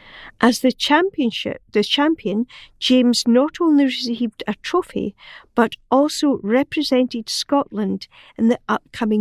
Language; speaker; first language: English; native; English